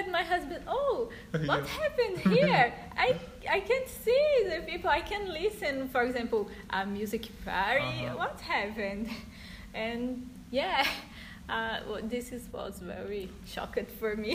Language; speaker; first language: English; non-native, learner; Portuguese